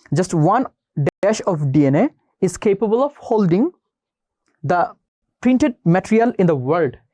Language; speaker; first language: English; non-native, local second language; Bangla